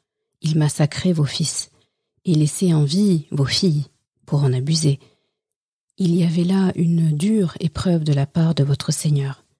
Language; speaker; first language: French; native; French